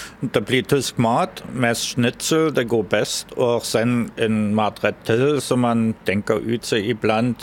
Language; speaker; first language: Swedish; non-native, fluent; German